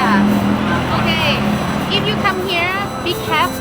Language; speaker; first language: English; non-native, learner; Thai